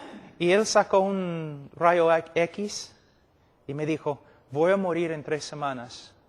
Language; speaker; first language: Spanish; non-native, fluent; English